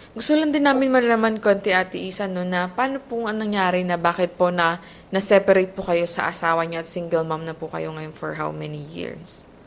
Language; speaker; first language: Filipino; native; Filipino